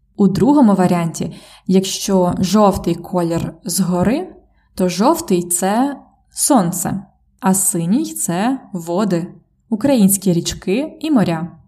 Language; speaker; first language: Ukrainian; native; Ukrainian